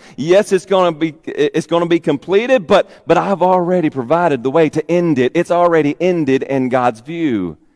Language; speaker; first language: English; native; English